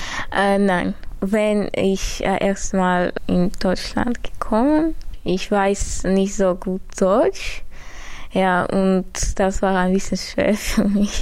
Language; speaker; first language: German; early bilingual, other home language; Armenian